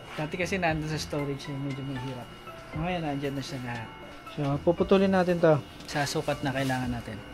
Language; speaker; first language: Filipino; non-native, local second language; Hiligaynon